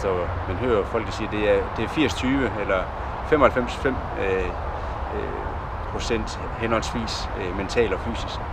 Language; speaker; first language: Danish; native; Danish